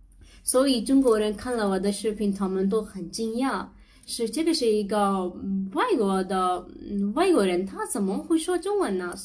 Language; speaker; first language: Chinese; non-native, learner; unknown